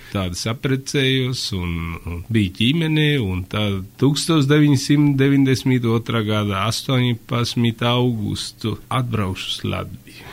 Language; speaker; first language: Latvian; non-native, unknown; Spanish